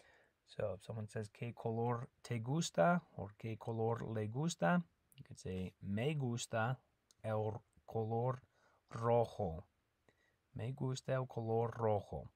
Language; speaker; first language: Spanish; non-native, fluent; English